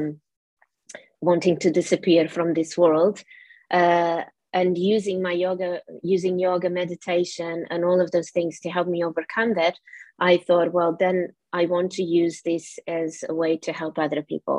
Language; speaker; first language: English; non-native, fluent; Portuguese